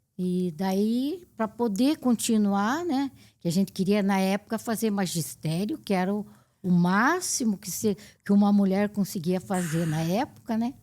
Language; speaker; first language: Portuguese; native; Portuguese